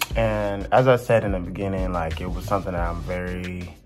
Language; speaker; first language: English; native; English